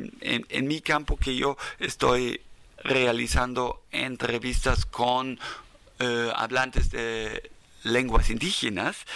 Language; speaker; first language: Spanish; non-native, fluent; German